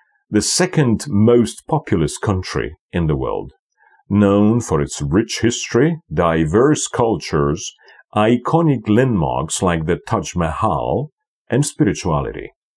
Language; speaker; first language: English; non-native, fluent; Polish